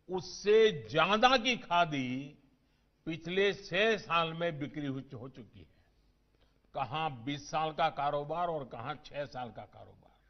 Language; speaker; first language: Hindi; non-native, local second language; Gujarati